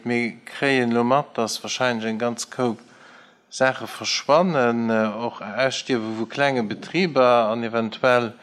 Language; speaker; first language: Luxembourgish; native; Luxembourgish